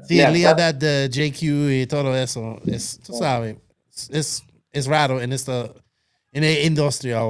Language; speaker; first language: Spanish; non-native, local second language; English